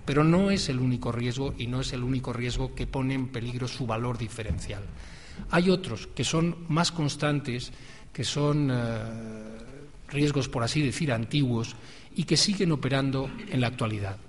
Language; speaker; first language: Spanish; native; Spanish